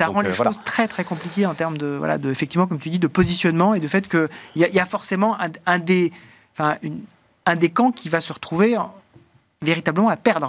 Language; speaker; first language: French; native; French